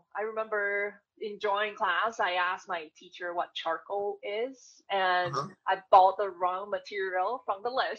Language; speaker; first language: English; non-native, fluent; Chinese